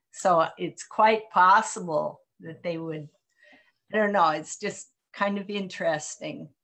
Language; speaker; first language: English; native; English